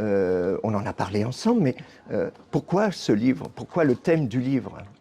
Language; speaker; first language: French; native; French